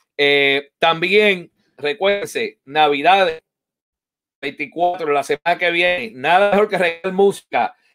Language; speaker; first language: Spanish; native; Spanish